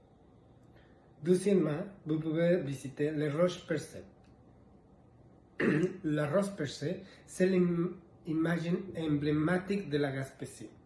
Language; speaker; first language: French; non-native, learner; Spanish